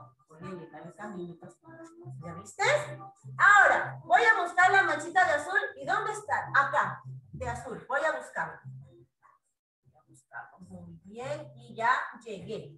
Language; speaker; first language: Spanish; native; Spanish